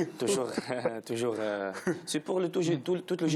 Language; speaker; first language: French; non-native, local second language; Arabic